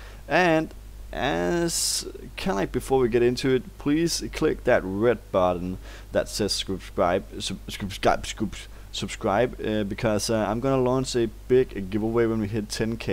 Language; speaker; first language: English; non-native, fluent; Danish